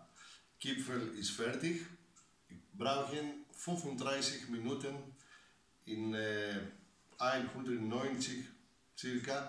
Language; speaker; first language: German; non-native, learner; Greek